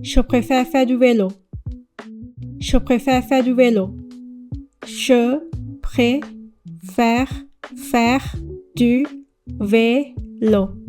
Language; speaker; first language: French; non-native, fluent; Thai